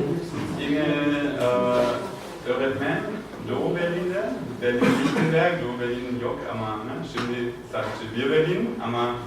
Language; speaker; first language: Turkish; non-native, learner; German